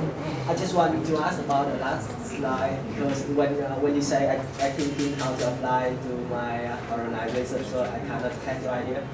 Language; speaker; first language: English; non-native, learner; Vietnamese